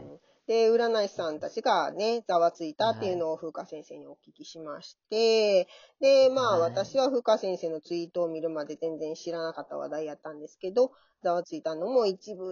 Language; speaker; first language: Japanese; native; Japanese